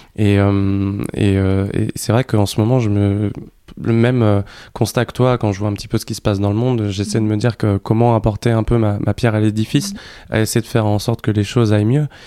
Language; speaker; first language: French; native; French